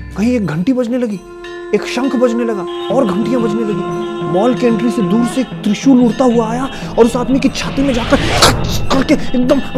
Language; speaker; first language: Hindi; non-native, local second language; Ladakhi